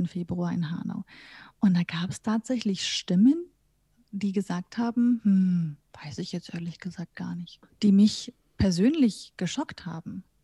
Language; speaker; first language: German; early bilingual, other home language; Central Kurdish